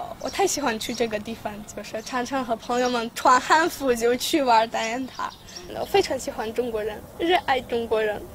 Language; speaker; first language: Chinese; non-native, fluent; Ukrainian